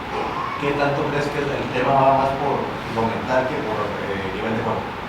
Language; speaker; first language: Spanish; native; Spanish